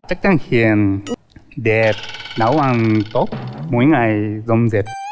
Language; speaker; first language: Vietnamese; non-native, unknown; Japanese